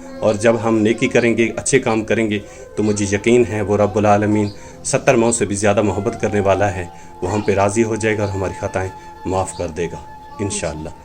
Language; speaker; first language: Urdu; non-native, local second language; Punjabi